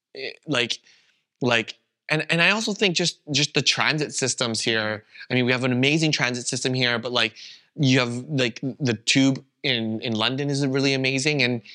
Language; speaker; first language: English; non-native, fluent; Vietnamese